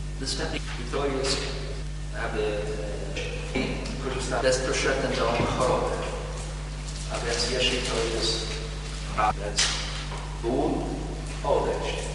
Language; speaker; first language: Polish; non-native, learner; English